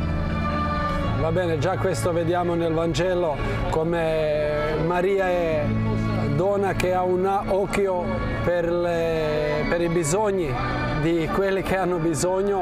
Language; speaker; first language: Italian; non-native, fluent; Croatian